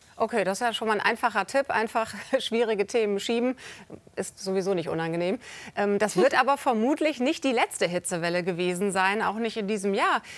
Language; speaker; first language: German; native; German